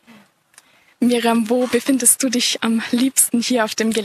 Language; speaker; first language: German; native; German